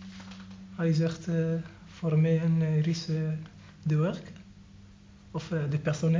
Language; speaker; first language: Dutch; non-native, learner; Arabic